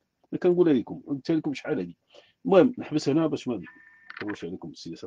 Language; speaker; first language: Arabic; native; Arabic